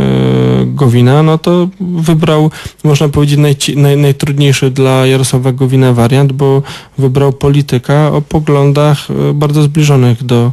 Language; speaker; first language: Polish; native; Polish